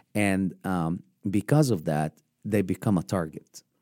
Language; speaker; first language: English; non-native, fluent; Arabic